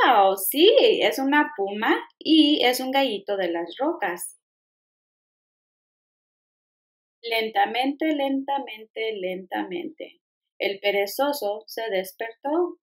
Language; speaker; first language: Spanish; early bilingual, heritage; Spanish